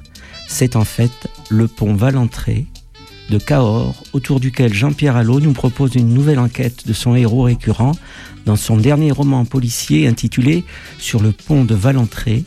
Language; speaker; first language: French; native; French